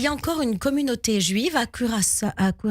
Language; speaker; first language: French; native; French